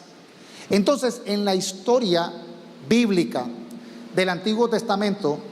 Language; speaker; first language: Spanish; native; Spanish